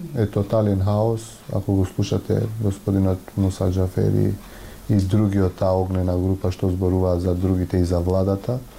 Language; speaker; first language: Macedonian; non-native, local second language; Albanian